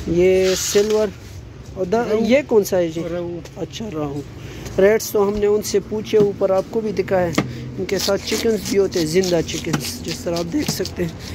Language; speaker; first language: Urdu; non-native, local second language; Pashto